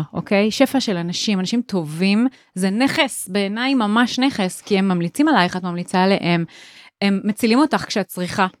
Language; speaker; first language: Hebrew; native; Hebrew